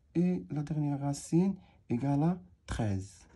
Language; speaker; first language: French; non-native, local second language; Arabic